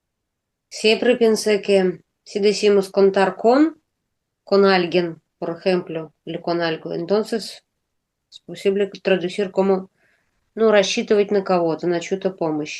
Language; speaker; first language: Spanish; non-native, learner; Russian